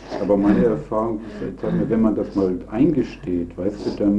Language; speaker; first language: German; native; German